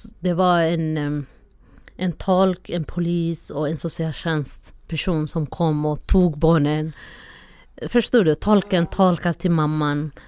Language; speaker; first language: Swedish; non-native, fluent; Somali